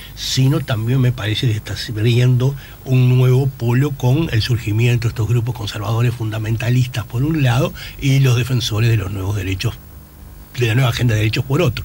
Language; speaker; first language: Spanish; native; Spanish